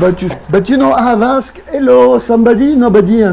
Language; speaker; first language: English; non-native, learner; French